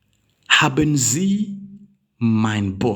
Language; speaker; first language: German; non-native, learner; English